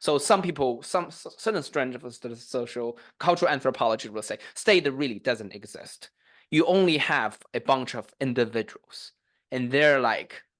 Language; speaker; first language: English; non-native, fluent; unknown